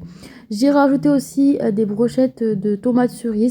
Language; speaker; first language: French; native; French